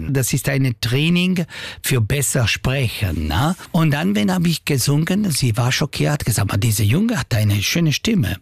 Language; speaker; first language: German; non-native, local second language; Italian